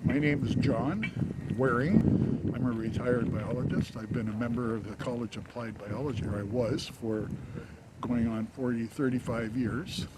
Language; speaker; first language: English; native; English